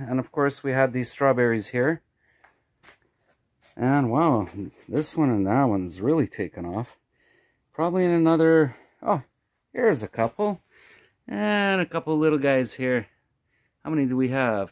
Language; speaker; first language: English; native; English